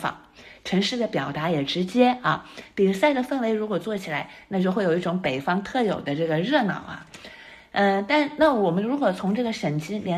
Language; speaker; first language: Chinese; native; Chinese